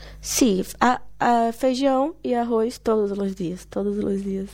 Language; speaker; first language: Spanish; non-native, learner; Portuguese